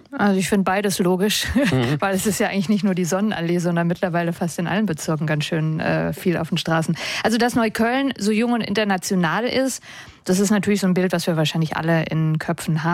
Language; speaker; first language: German; native; German